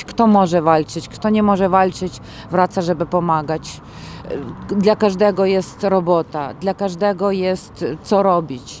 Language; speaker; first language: Polish; non-native, learner; Ukrainian